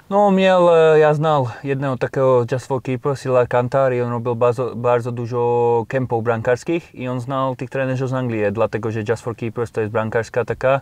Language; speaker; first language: Polish; non-native, learner; Slovak